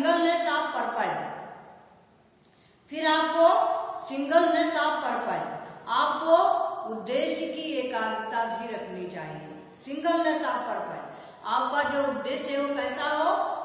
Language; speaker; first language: Hindi; native; Hindi